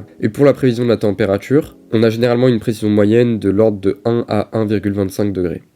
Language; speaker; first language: French; native; French